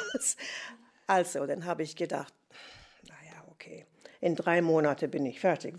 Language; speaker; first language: German; non-native, fluent; English